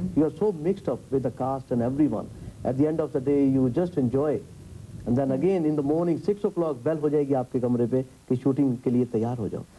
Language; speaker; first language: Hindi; early bilingual, heritage; Hindi